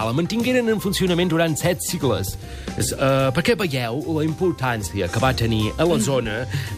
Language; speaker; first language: Catalan; non-native, fluent; English